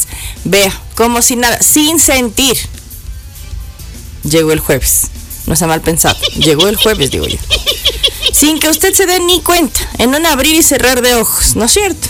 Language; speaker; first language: Spanish; native; Spanish